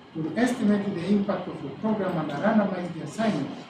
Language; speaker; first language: English; non-native, local second language; Swahili